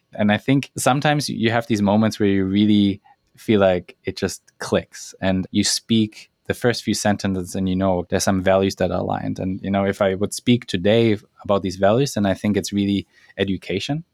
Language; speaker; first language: English; non-native, fluent; German